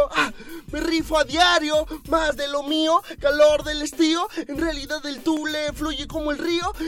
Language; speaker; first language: Spanish; native; Spanish